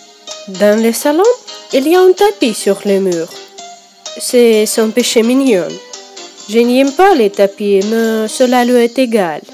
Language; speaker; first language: French; non-native, learner; Russian